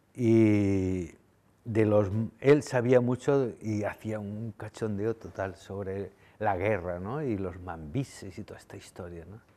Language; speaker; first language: Spanish; native; Spanish